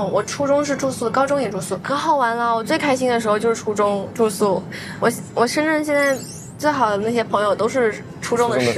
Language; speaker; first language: Chinese; native; Chinese